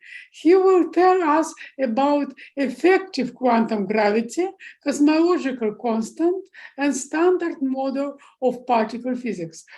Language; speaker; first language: English; non-native, fluent; Russian